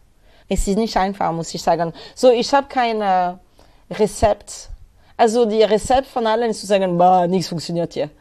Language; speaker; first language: German; non-native, fluent; French